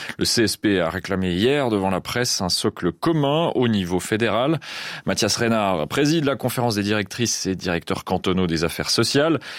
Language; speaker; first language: French; native; French